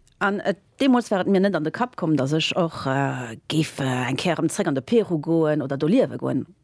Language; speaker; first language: Luxembourgish; early bilingual, other home language; Spanish